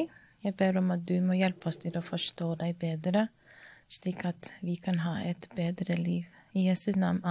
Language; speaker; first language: Norwegian; non-native, fluent; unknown